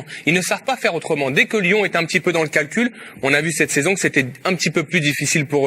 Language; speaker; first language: French; native; French